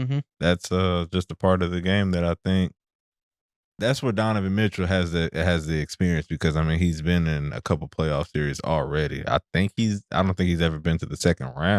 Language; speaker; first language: English; native; English